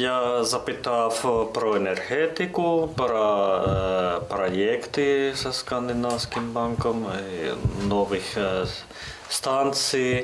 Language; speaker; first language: Ukrainian; non-native, learner; Finnish